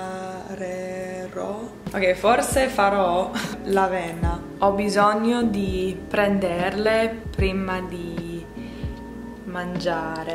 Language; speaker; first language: Italian; non-native, learner; English